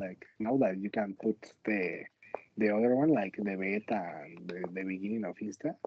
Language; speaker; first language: English; non-native, learner; Spanish